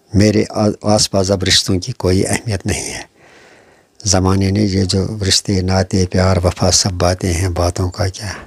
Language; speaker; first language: Hindi; non-native, local second language; Kashmiri